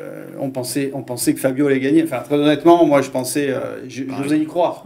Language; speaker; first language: French; native; French